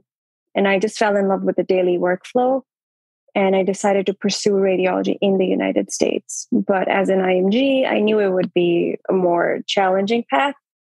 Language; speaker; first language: English; non-native, local second language; Urdu